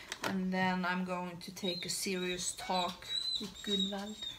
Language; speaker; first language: English; non-native, fluent; Swedish